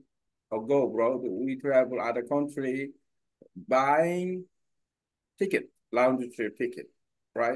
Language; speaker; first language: English; non-native, learner; Korean